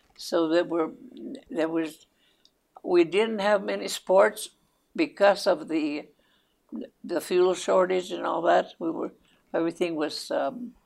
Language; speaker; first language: English; early bilingual, other home language; Spanish